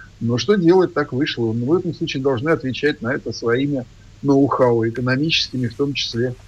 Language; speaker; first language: Russian; native; Russian